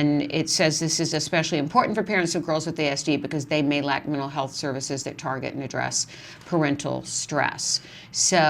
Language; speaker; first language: English; native; English